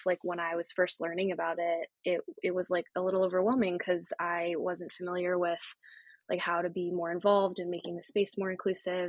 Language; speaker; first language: English; native; English